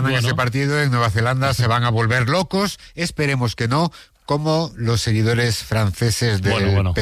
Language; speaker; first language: Spanish; native; Spanish